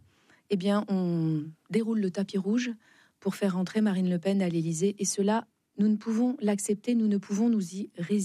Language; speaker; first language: French; native; French